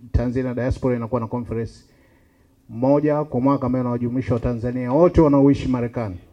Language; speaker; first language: Swahili; native; Swahili